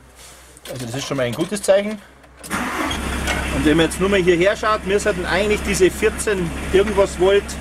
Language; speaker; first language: German; native; German